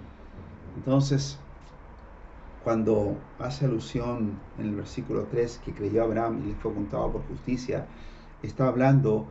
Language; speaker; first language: Spanish; native; Spanish